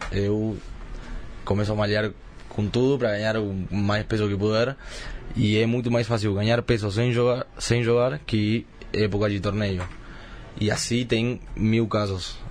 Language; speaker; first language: Portuguese; early bilingual, heritage; Spanish